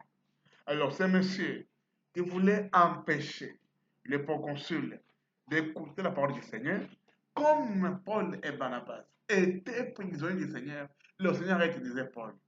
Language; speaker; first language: French; non-native, fluent; Portuguese